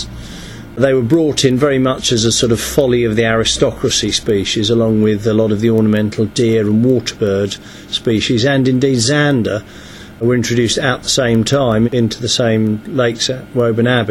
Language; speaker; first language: English; native; English